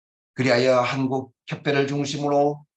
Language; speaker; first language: Korean; native; Korean